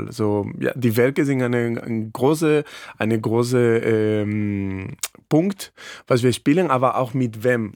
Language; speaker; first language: German; non-native, fluent; Spanish